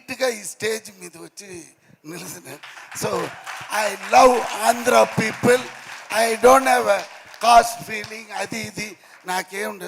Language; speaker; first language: Telugu; non-native, fluent; Tamil